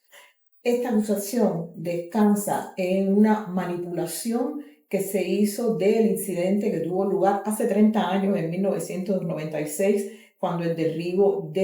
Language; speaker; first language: Spanish; native; Spanish